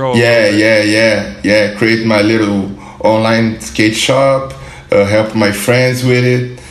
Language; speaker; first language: English; non-native, learner; Portuguese